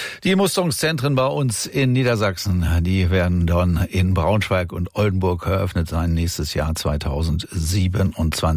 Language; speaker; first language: German; native; German